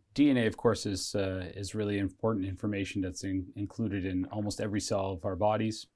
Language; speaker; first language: English; native; English